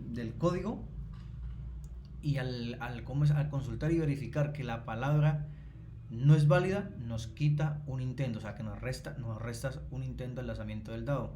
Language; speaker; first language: Spanish; native; Spanish